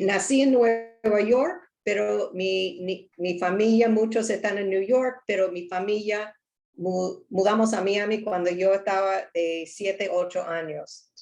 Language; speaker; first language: Spanish; non-native, learner; English